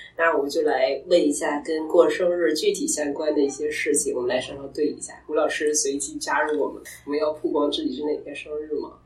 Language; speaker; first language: Chinese; native; Chinese